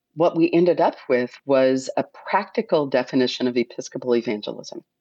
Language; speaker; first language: English; native; English